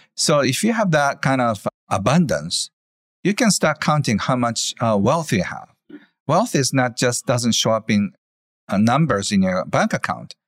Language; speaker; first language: English; non-native, fluent; Japanese